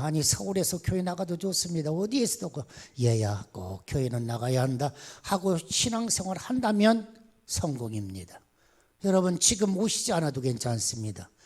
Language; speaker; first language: Korean; native; Korean